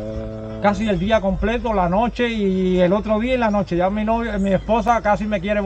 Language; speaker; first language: Spanish; native; Spanish